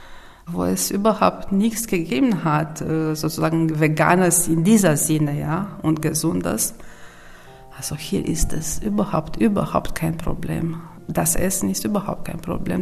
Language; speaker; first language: German; non-native, fluent; Romanian